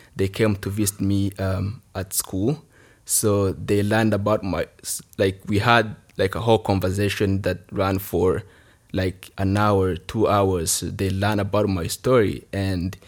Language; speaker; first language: English; non-native, local second language; Kinyarwanda